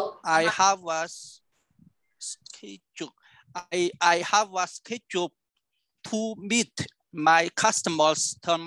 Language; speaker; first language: English; non-native, learner; Vietnamese